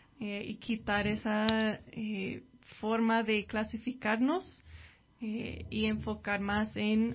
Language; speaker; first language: Spanish; non-native, fluent; English